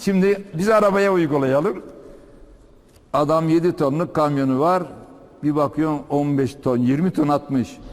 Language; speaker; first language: Turkish; native; Turkish